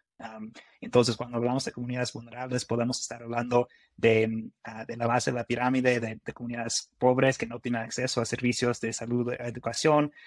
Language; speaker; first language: Spanish; non-native, fluent; English